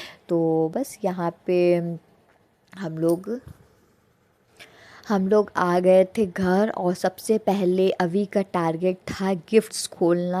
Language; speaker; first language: Hindi; native; Hindi